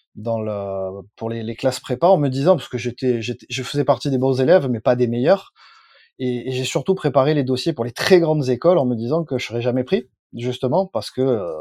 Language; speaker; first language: French; native; French